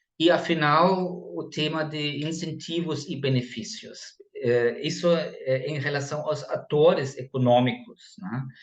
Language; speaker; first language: Portuguese; non-native, fluent; German